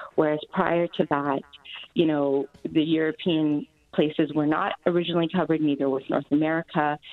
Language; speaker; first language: English; native; English